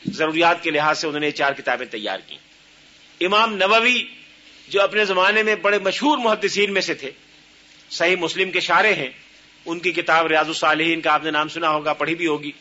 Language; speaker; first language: Urdu; native; Urdu